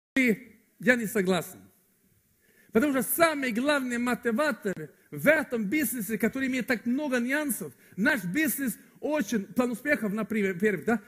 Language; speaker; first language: Russian; non-native, fluent; Swedish